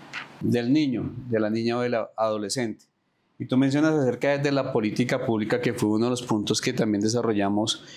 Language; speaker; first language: Spanish; native; Spanish